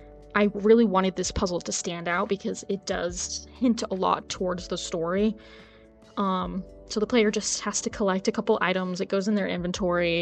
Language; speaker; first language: English; native; English